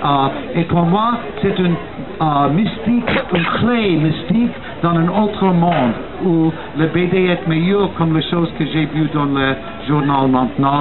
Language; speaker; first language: French; non-native, learner; English